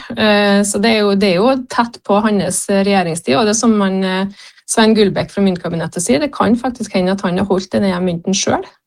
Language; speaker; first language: Norwegian; native; Norwegian